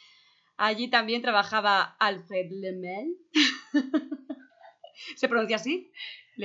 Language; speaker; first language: Spanish; native; Spanish